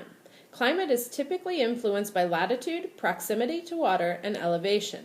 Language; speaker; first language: English; native; English